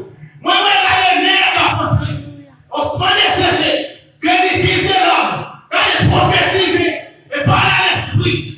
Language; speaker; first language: French; non-native, local second language; Haitian Creole